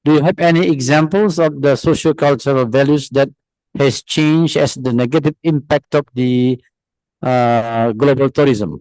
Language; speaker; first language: English; non-native, fluent; Indonesian